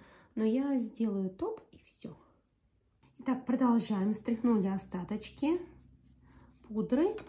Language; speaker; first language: Russian; native; Russian